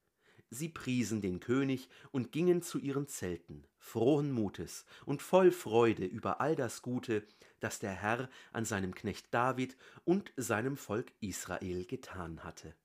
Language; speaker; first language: German; native; German